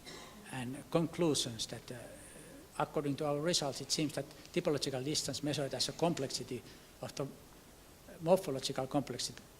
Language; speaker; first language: English; non-native, fluent; Finnish